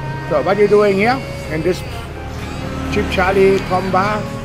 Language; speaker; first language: English; non-native, learner; German